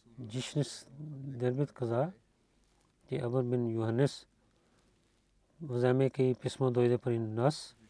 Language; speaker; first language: Bulgarian; non-native, learner; Urdu